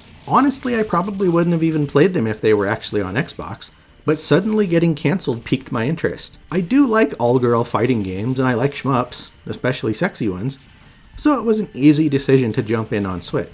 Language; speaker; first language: English; native; English